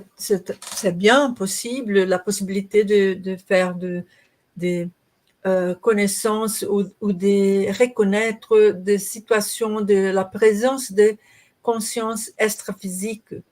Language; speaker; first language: French; non-native, learner; Portuguese